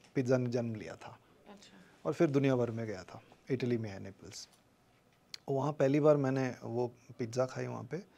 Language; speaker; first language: Hindi; non-native, local second language; Kodava